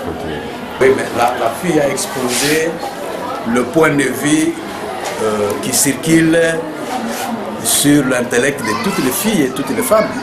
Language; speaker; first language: French; native; French